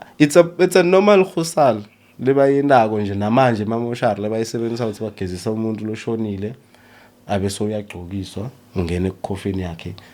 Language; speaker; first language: Zulu; early bilingual, other home language; Swati